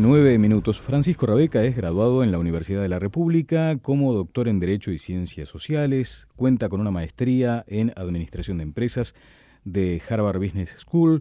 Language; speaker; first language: Spanish; native; Spanish